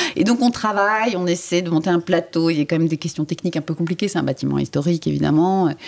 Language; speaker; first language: French; native; French